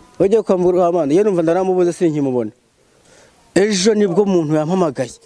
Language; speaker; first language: Kinyarwanda; native; Kinyarwanda